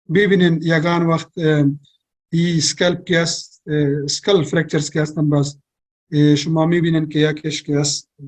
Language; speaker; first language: Persian; non-native, local second language; Pashto